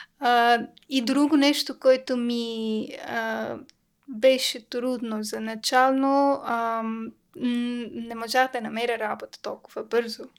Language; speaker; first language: Bulgarian; non-native, learner; Persian